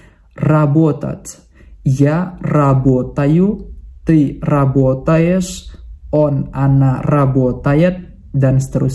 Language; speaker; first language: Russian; non-native, fluent; Indonesian